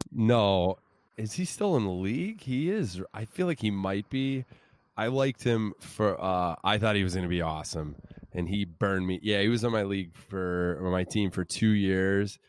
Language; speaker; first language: English; native; English